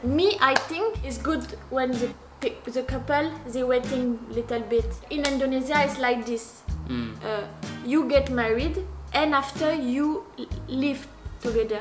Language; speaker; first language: English; non-native, learner; French